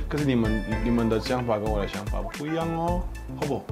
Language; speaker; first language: Chinese; non-native, fluent; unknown